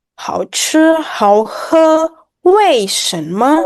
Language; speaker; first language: Chinese; non-native, fluent; Indonesian